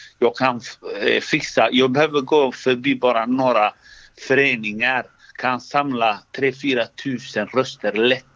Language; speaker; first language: Swedish; non-native, fluent; Somali